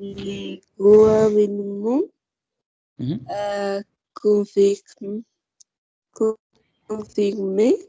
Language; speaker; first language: French; non-native, learner; Spanish